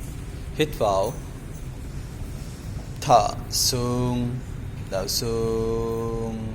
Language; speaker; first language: Vietnamese; non-native, learner; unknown